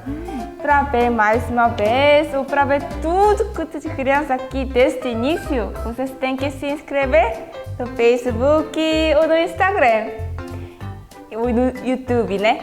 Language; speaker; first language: Portuguese; non-native, fluent; Korean